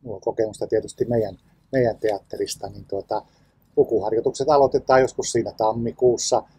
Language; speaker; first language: Finnish; native; Finnish